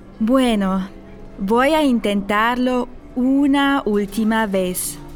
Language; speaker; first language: Spanish; non-native, fluent; German